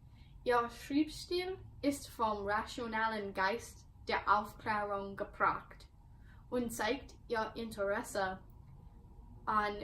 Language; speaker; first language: German; non-native, learner; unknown